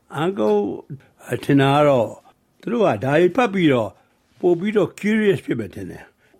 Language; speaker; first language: Burmese; native; Burmese